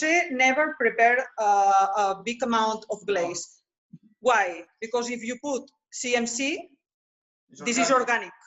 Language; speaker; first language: English; non-native, learner; Spanish